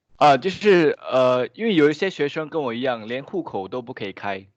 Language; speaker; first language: Chinese; early bilingual, heritage; Chinese